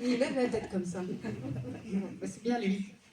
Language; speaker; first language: French; native; French